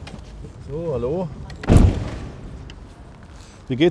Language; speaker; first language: German; native; German